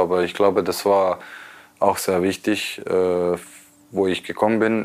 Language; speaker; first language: German; non-native, fluent; Croatian